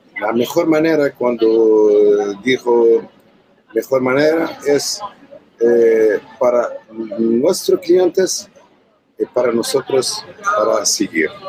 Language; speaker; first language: Spanish; non-native, learner; Arabic